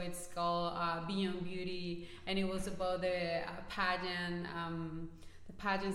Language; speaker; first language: English; non-native, fluent; Spanish